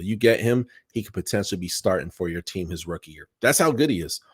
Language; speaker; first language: English; native; English